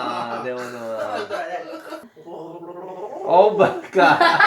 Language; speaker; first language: Korean; non-native, learner; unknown